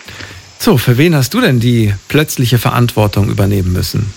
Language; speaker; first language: German; native; German